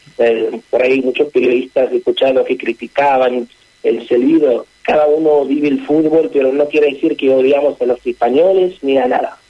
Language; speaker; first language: Spanish; non-native, fluent; Arabic